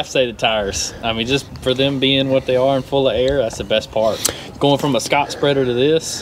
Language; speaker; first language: English; native; English